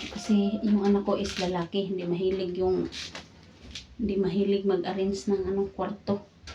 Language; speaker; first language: Filipino; native; Filipino